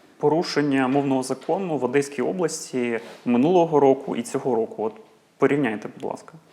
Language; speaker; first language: Ukrainian; native; Ukrainian